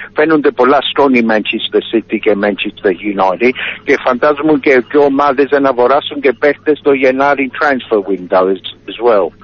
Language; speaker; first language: Greek; early bilingual, heritage; Greek